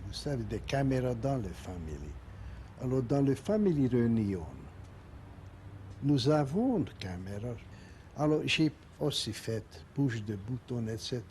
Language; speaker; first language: French; non-native, learner; Hungarian